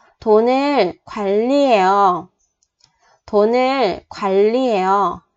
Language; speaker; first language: Korean; non-native, fluent; Vietnamese